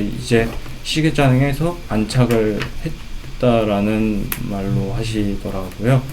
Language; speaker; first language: Korean; native; Korean